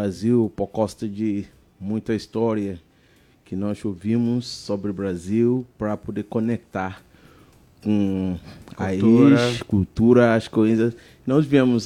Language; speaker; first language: Portuguese; non-native, learner; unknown